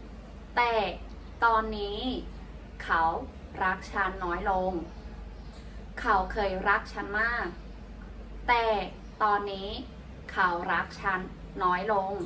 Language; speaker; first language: Thai; non-native, fluent; Burmese